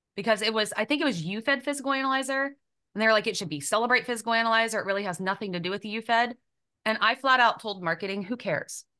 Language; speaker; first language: English; native; English